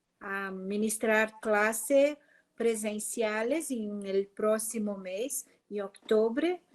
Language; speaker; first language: Spanish; non-native, fluent; Portuguese